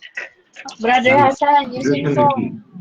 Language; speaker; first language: English; non-native, local second language; Filipino